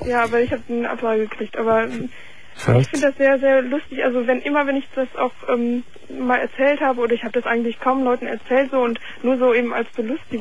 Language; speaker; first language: German; native; German